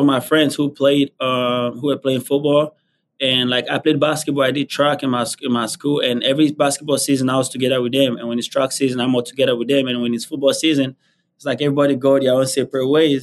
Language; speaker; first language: English; non-native, local second language; Igbo